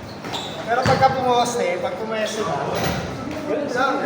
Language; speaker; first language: Filipino; native; Filipino